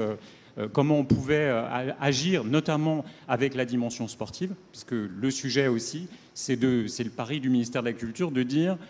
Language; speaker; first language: French; native; French